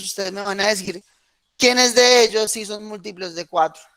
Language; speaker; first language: Spanish; native; Spanish